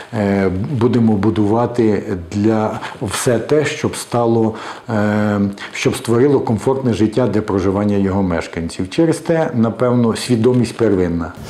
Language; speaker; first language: Ukrainian; native; Ukrainian